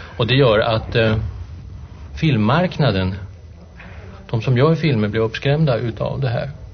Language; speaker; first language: Swedish; native; Swedish